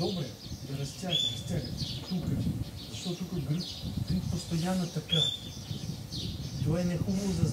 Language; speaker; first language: Bulgarian; non-native, learner; Russian